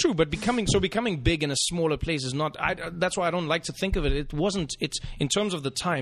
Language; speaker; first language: English; native; English